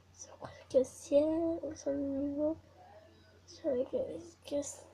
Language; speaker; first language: French; native; French